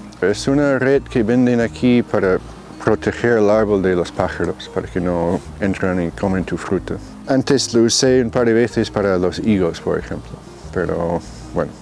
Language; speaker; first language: Spanish; non-native, fluent; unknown